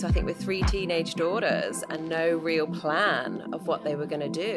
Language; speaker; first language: English; native; English